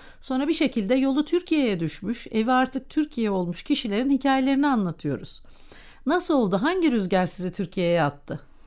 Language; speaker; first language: Turkish; native; Turkish